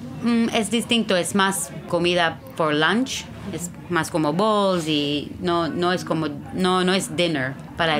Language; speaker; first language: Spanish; non-native, learner; Hebrew